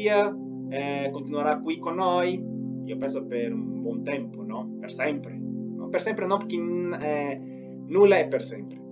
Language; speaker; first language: Italian; non-native, fluent; Spanish